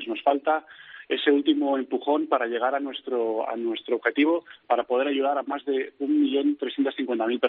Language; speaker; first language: Spanish; native; Spanish